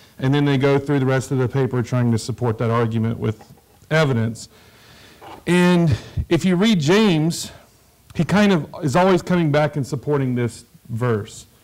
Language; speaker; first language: English; native; English